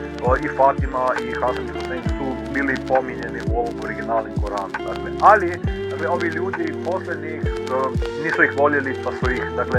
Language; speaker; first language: Croatian; native; Croatian